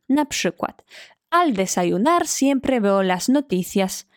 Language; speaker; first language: Spanish; non-native, fluent; Polish